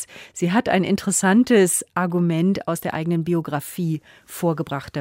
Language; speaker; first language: German; native; German